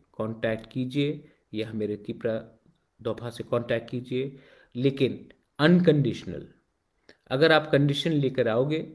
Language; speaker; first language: Hindi; non-native, local second language; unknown